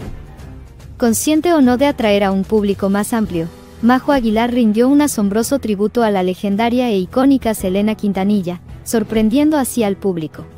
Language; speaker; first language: Spanish; native; Spanish